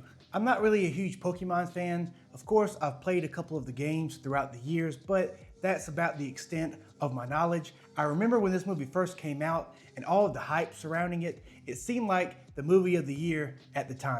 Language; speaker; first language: English; native; English